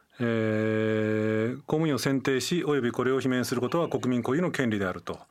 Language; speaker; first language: Japanese; native; Japanese